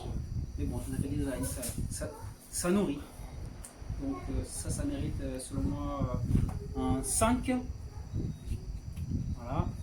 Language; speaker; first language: French; native; French